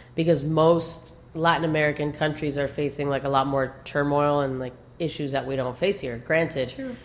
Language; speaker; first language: English; native; English